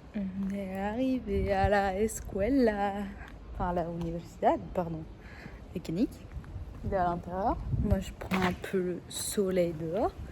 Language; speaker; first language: French; native; French